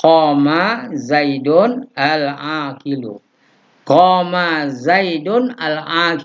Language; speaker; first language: Arabic; non-native, fluent; Indonesian